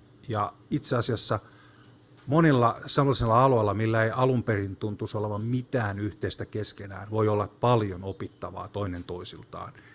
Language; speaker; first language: Finnish; native; Finnish